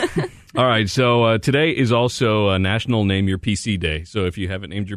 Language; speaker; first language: English; native; English